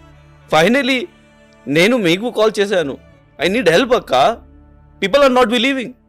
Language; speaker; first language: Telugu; non-native, local second language; Urdu